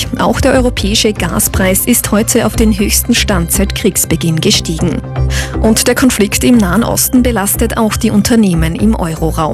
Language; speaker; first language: German; native; German